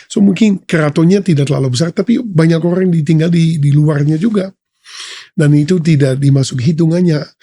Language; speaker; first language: Indonesian; non-native, fluent; Dutch